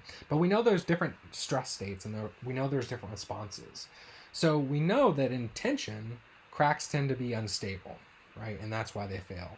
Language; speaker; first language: English; native; English